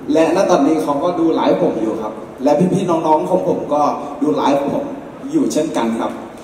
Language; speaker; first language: Thai; non-native, local second language; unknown